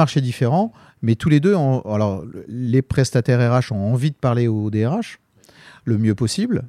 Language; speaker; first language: French; native; French